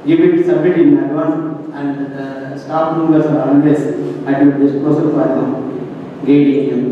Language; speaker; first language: English; non-native, local second language; Tamil